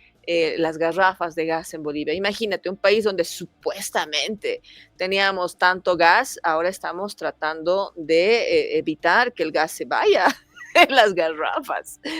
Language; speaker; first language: Spanish; native; Spanish